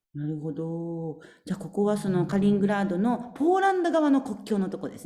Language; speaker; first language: Japanese; native; Japanese